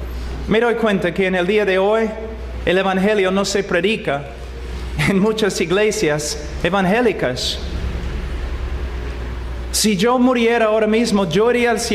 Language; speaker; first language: Spanish; non-native, fluent; English